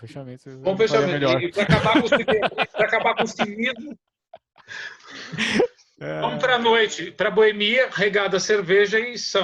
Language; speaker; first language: Portuguese; native; Portuguese